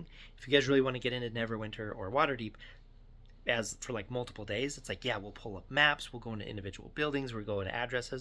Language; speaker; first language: English; native; English